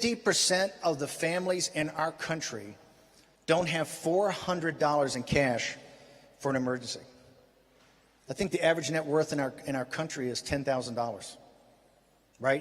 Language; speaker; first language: English; native; English